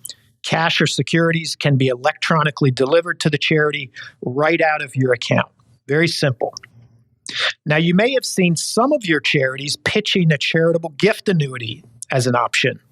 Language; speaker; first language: English; native; English